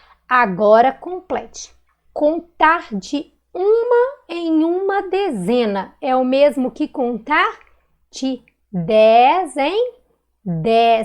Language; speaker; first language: Portuguese; native; Portuguese